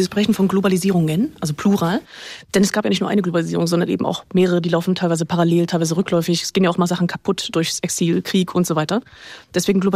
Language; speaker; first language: German; native; German